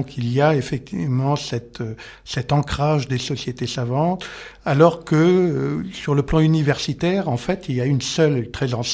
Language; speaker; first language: French; native; French